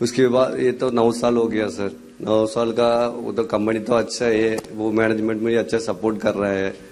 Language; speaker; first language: Hindi; non-native, local second language; Tamil